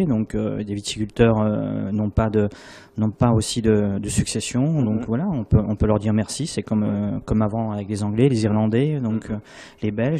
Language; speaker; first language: French; native; French